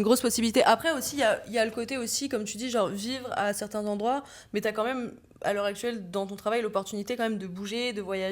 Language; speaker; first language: French; native; French